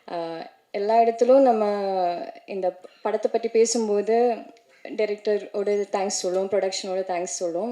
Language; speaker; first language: Tamil; non-native, learner; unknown